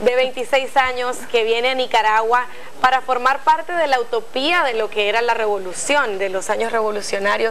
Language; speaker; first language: Spanish; native; Spanish